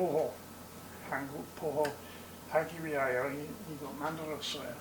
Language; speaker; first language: Korean; non-native, learner; English